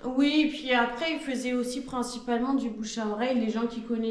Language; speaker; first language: French; native; French